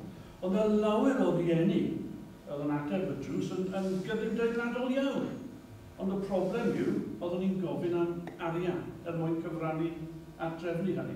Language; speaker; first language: Welsh; native; Welsh